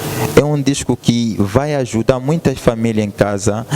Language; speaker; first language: Portuguese; non-native, fluent; Lingala